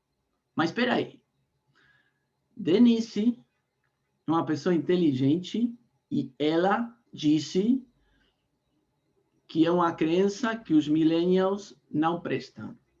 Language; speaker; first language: Portuguese; non-native, fluent; Spanish